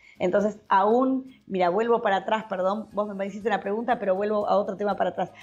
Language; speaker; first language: Spanish; native; Spanish